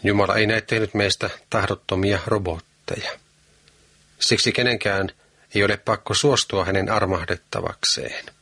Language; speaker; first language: Finnish; native; Finnish